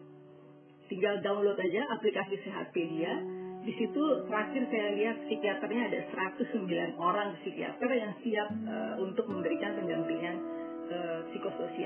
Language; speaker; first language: Indonesian; native; Indonesian